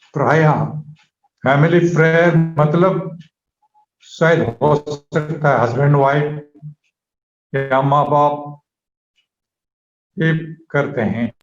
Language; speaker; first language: Hindi; native; Hindi